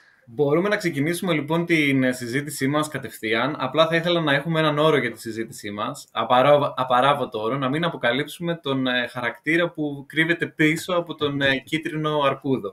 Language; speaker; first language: Greek; native; Greek